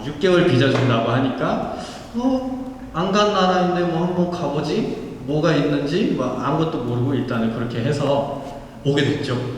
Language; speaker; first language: Korean; non-native, fluent; Nepali